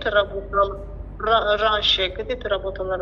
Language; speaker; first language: Russian; non-native, learner; Azerbaijani